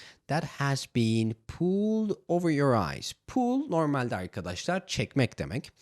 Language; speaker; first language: English; non-native, fluent; Turkish